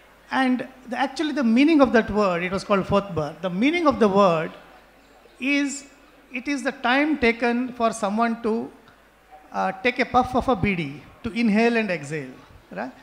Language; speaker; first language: English; non-native, local second language; Konkani